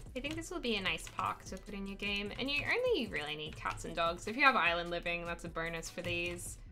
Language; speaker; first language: English; native; English